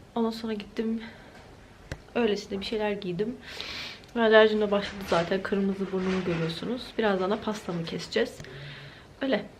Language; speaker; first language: Turkish; early bilingual, heritage; Turkish